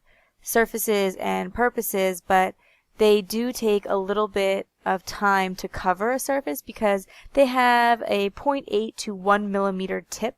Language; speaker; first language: English; native; English